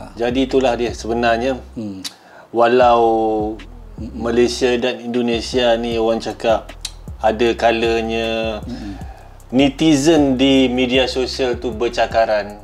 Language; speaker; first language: Malay; native; Malay